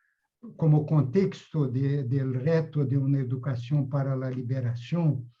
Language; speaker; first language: Spanish; non-native, fluent; Portuguese